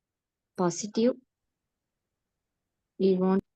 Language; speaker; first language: English; non-native, learner; Tamil